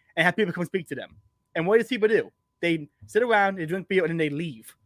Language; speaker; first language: English; native; English